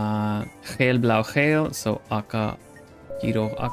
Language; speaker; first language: Dutch; non-native, learner; Swedish